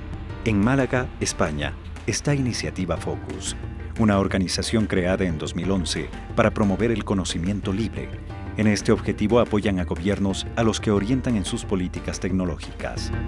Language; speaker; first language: Spanish; native; Spanish